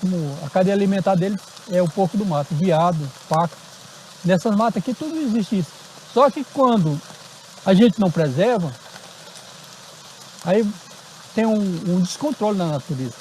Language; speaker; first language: Portuguese; native; Portuguese